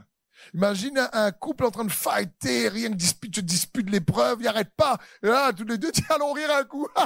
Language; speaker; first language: French; native; French